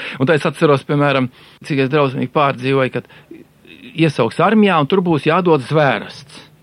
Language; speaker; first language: Latvian; native; Latvian